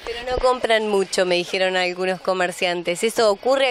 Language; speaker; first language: Spanish; native; Spanish